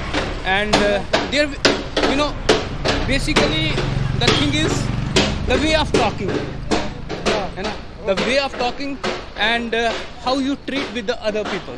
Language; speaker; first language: English; non-native, local second language; Dogri